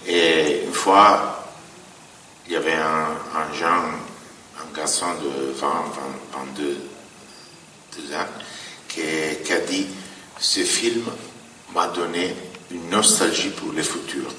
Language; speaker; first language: French; non-native, fluent; Italian